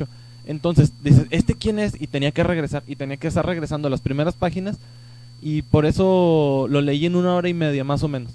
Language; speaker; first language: Spanish; native; Spanish